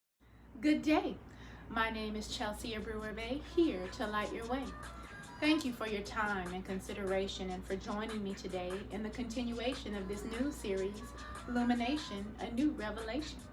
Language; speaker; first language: English; native; English